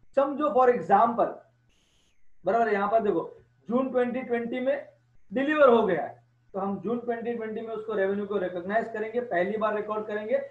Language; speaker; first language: Hindi; non-native, local second language; Gujarati